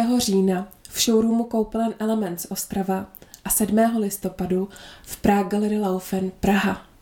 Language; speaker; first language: Czech; native; Czech